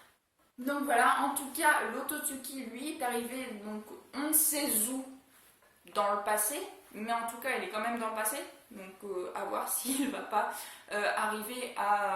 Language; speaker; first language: French; native; French